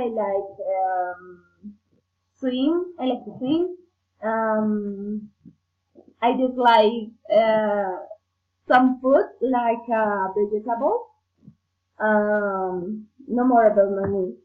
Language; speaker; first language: English; non-native, learner; Spanish